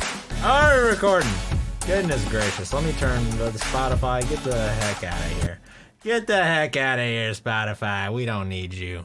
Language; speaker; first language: English; native; English